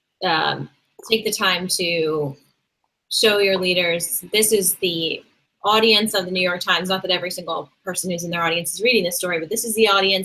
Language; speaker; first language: English; native; English